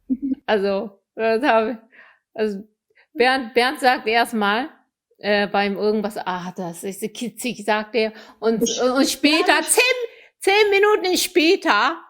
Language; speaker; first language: German; non-native, fluent; Korean